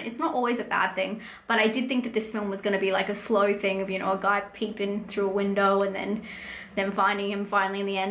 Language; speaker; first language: English; native; English